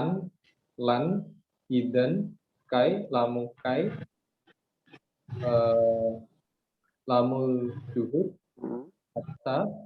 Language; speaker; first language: Arabic; non-native, learner; Indonesian